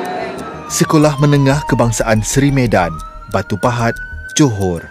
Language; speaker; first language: Malay; native; Malay